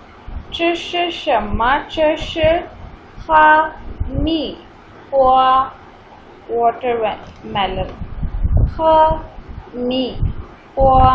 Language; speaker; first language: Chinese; non-native, fluent; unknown